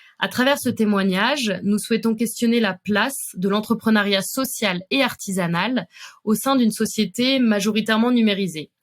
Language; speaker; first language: French; native; French